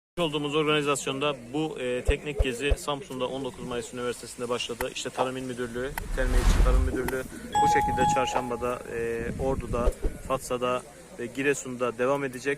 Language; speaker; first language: Turkish; native; Turkish